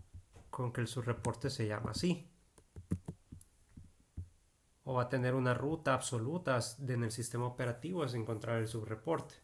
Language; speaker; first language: Spanish; native; Spanish